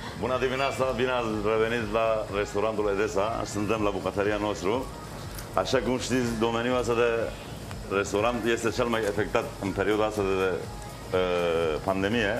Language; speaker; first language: Romanian; non-native, fluent; Turkish